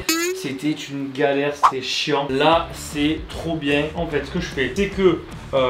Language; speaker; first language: French; native; French